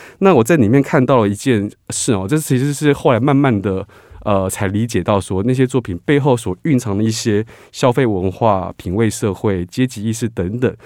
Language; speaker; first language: Chinese; native; Chinese